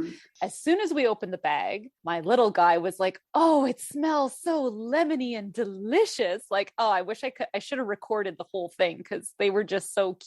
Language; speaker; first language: English; native; English